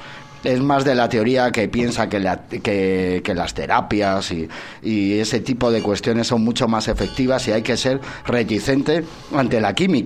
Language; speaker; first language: Spanish; native; Spanish